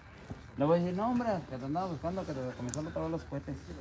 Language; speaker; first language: Spanish; native; Spanish